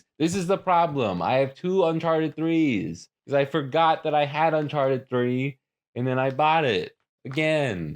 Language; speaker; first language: English; native; English